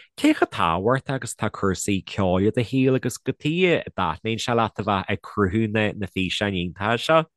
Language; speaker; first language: Irish; native; Irish